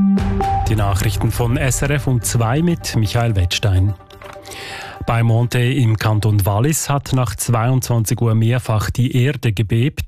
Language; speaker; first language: German; native; German